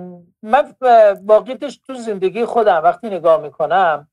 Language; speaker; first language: Persian; native; Persian